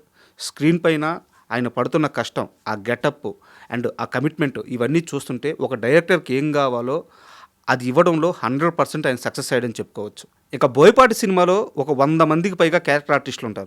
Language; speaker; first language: Telugu; native; Telugu